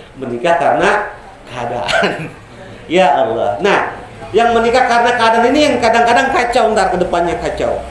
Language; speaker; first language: Indonesian; native; Indonesian